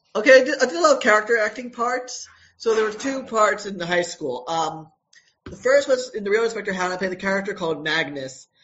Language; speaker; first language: English; native; English